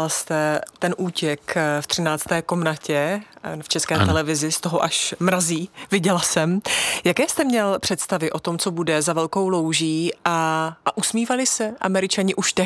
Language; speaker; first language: Czech; native; Czech